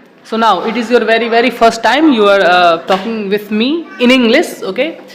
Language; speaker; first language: English; non-native, fluent; Hindi